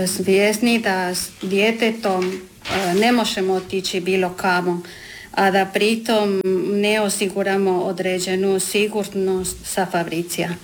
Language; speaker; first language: Croatian; non-native, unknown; Spanish